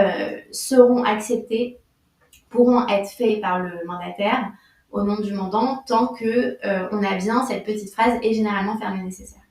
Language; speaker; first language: French; native; French